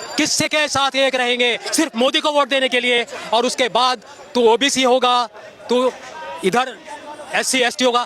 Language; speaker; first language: Hindi; native; Hindi